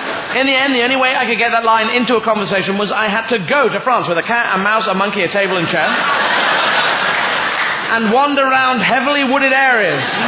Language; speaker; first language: English; native; English